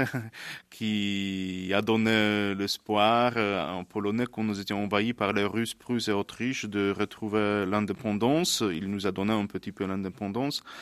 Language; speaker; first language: French; non-native, fluent; Polish